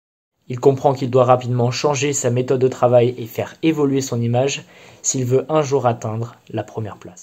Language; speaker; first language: French; native; French